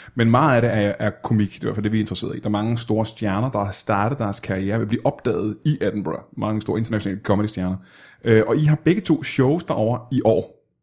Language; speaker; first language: Danish; native; Danish